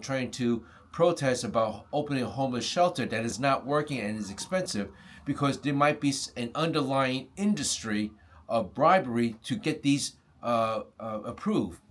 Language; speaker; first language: English; non-native, fluent; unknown